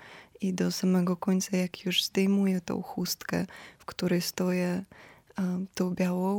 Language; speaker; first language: Polish; non-native, fluent; Ukrainian